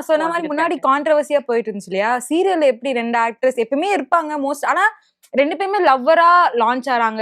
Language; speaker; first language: Tamil; native; Tamil